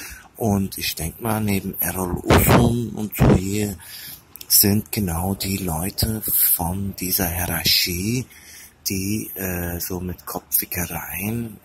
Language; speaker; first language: German; early bilingual, other home language; Turkish